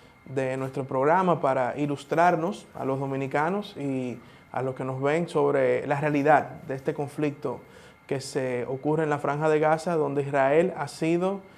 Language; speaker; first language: Spanish; native; Spanish